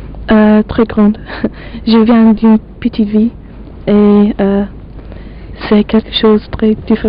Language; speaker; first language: French; non-native, learner; English